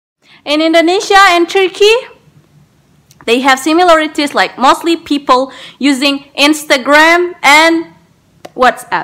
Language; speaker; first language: English; non-native, learner; Indonesian